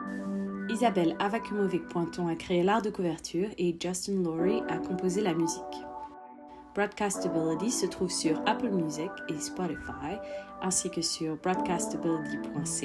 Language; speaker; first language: French; native; French